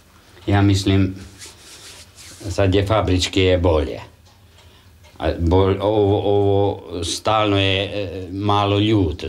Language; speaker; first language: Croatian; non-native, local second language; Hungarian